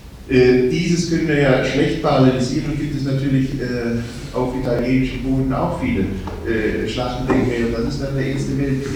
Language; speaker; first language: German; native; German